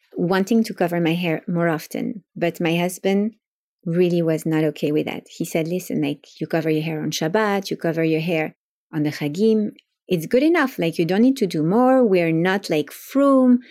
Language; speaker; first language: English; non-native, fluent; French